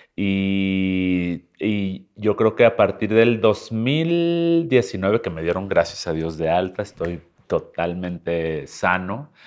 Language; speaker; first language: Spanish; native; Spanish